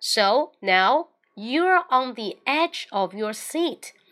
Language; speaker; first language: English; non-native, fluent; Chinese